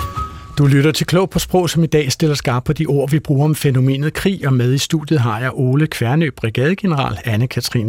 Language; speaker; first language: Danish; native; Danish